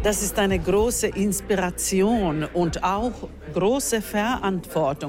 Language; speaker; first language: German; non-native, fluent; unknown